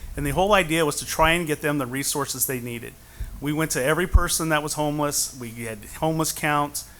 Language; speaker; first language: English; native; English